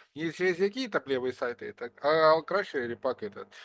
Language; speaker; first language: Russian; non-native, local second language; Ukrainian